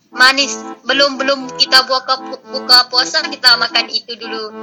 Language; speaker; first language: Indonesian; non-native, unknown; Thai